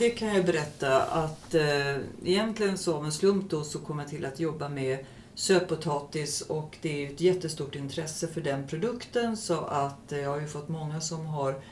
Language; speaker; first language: Swedish; native; Swedish